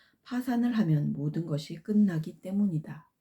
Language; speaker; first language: Korean; native; Korean